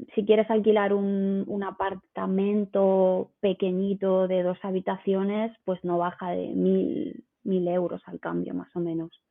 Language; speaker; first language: Spanish; native; Spanish